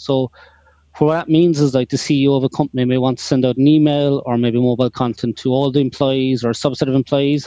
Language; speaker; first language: English; native; English